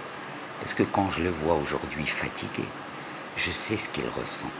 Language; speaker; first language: French; non-native, local second language; Arabic